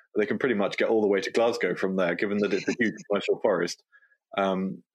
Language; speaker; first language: English; native; English